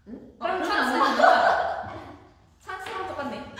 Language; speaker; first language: Korean; non-native, fluent; Indonesian